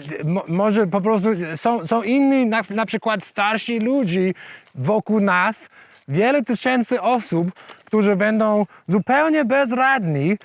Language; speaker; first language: Polish; non-native, fluent; English